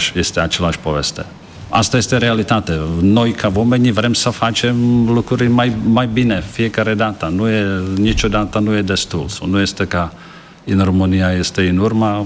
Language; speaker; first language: Romanian; non-native, fluent; Czech